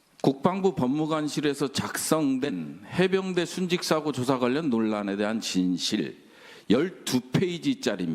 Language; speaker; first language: Korean; native; Korean